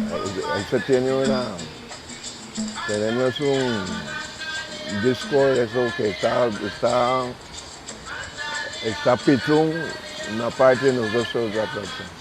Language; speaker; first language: Spanish; non-native, local second language; English